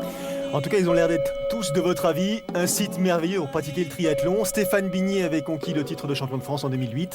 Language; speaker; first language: French; native; French